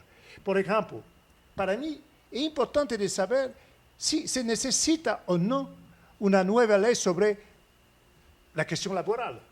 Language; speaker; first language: Spanish; non-native, fluent; French